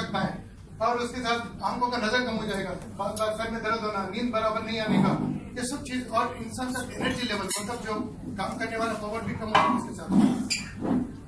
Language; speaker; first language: Hindi; native; Hindi